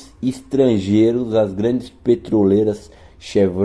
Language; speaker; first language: Portuguese; native; Portuguese